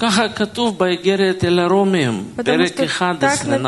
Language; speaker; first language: Hebrew; non-native, fluent; Russian